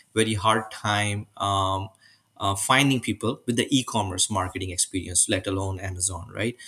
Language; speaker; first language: English; non-native, local second language; Urdu